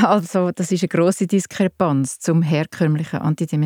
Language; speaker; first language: German; native; German